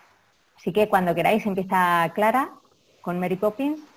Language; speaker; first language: Spanish; native; Spanish